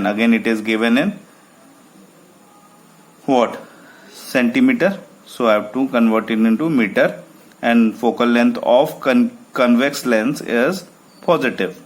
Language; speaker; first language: English; non-native, local second language; Hindi